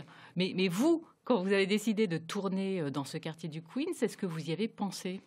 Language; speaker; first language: French; native; French